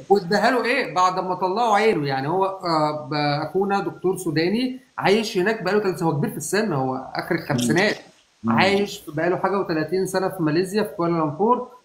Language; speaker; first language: Arabic; native; Arabic